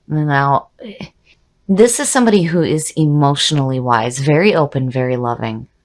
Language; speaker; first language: English; native; English